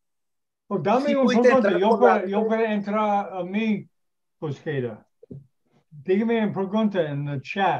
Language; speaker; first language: Spanish; non-native, learner; English